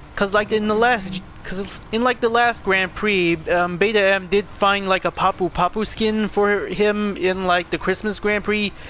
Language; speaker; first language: English; native; English